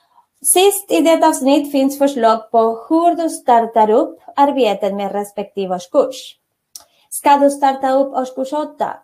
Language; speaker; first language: Swedish; non-native, fluent; Spanish